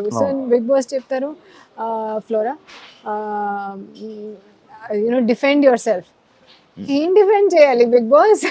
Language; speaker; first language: Telugu; non-native, learner; Hindi